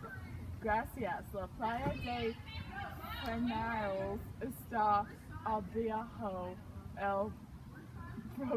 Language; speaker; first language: Spanish; non-native, learner; English